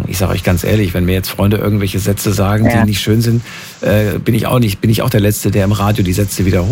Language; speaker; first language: German; native; German